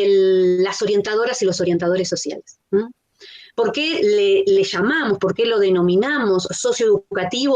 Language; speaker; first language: Spanish; native; Spanish